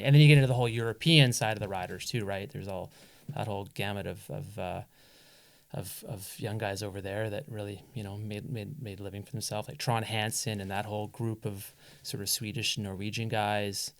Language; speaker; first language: English; native; English